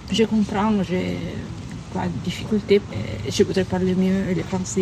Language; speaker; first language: French; non-native, learner; Italian